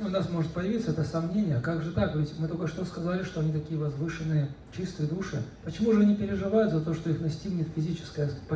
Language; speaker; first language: Russian; native; Russian